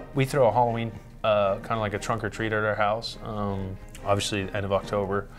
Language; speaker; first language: English; native; English